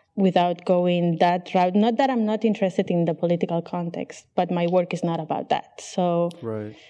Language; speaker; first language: English; non-native, fluent; Catalan